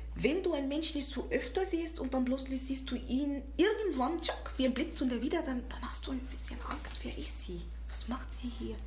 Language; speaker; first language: German; non-native, fluent; Arabic